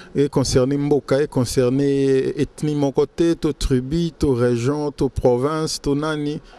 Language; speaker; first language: French; non-native, local second language; Lingala